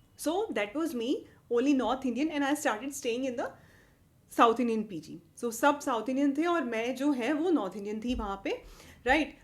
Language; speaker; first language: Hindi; native; Hindi